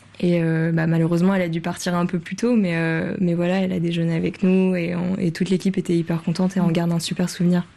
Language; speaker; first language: French; native; French